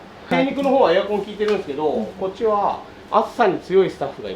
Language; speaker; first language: Japanese; native; Japanese